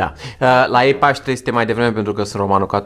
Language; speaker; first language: Romanian; native; Romanian